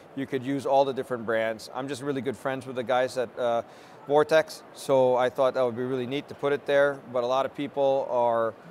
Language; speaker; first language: English; non-native, local second language; Filipino